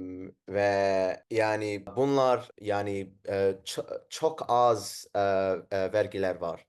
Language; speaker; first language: Turkish; non-native, learner; Arabic